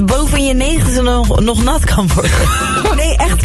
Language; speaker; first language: Dutch; native; Dutch